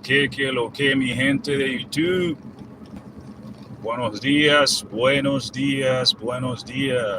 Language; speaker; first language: Spanish; early bilingual, heritage; Spanish